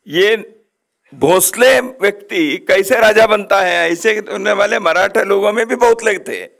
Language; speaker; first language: Hindi; non-native, local second language; Kannada